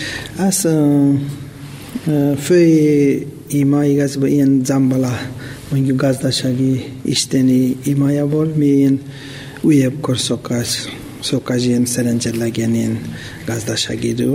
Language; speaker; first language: Hungarian; non-native, learner; Tibetan